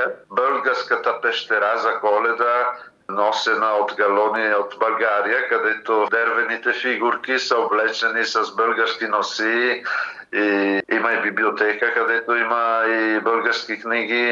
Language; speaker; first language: Bulgarian; non-native, fluent; Italian